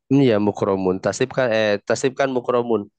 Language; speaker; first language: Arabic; non-native, fluent; Indonesian